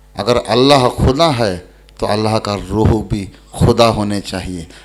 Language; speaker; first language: Hindi; non-native, local second language; Telugu